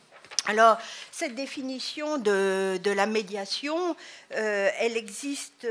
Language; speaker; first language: French; native; French